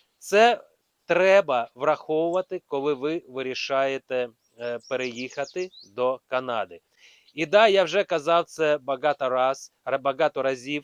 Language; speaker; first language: Ukrainian; non-native, local second language; Russian